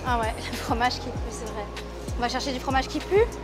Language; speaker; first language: French; native; French